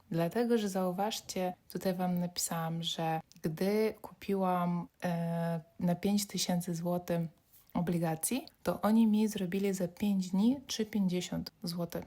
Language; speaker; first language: Polish; non-native, fluent; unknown